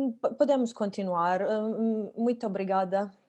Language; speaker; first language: Portuguese; non-native, fluent; Croatian